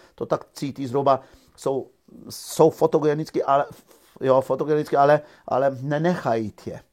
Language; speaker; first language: Czech; non-native, fluent; Croatian